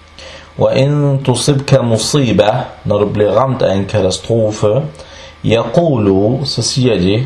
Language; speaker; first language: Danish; early bilingual, other home language; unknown